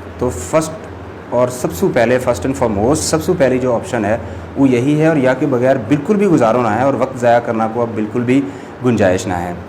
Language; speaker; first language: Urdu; non-native, local second language; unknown